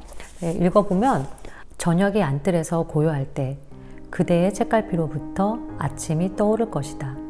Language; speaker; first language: Korean; native; Korean